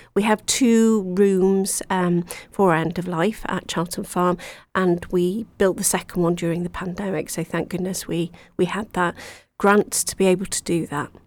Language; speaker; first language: English; native; English